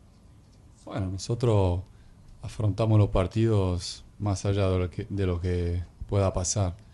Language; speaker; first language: Spanish; non-native, fluent; Arabic